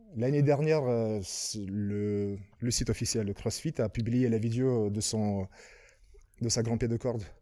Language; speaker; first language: French; non-native, fluent; Lithuanian